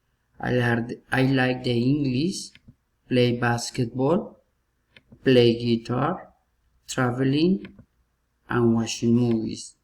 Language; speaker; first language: English; non-native, learner; Spanish